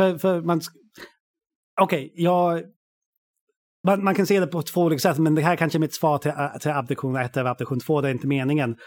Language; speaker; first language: Swedish; non-native, fluent; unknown